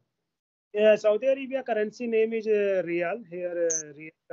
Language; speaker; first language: English; non-native, learner; Hindi